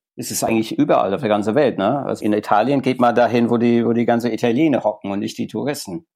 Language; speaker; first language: German; non-native, fluent; English